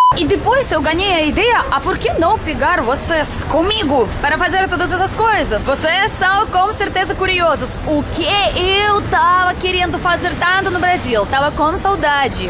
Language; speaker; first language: Portuguese; non-native, learner; Russian